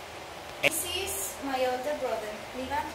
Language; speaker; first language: English; non-native, learner; Spanish